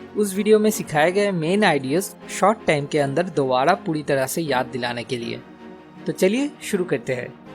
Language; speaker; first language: Hindi; native; Hindi